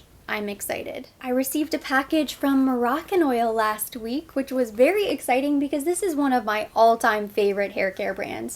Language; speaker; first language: English; native; English